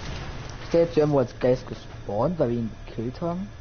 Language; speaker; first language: German; native; German